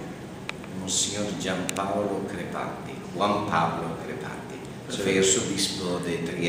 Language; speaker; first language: Spanish; non-native, fluent; Italian